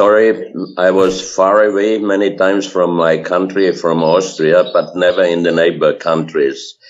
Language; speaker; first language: English; non-native, fluent; German